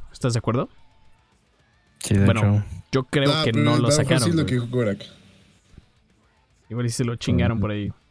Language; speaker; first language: Spanish; native; Spanish